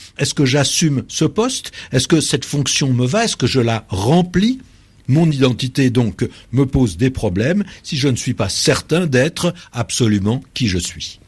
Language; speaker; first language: French; native; French